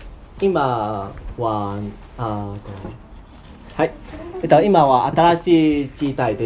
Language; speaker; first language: Japanese; non-native, learner; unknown